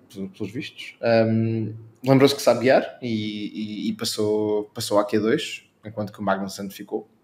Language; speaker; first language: Portuguese; native; Portuguese